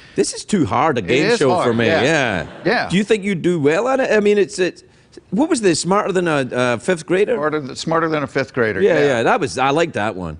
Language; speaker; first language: English; native; English